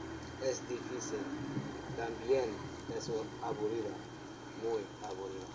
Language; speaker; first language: Spanish; non-native, learner; English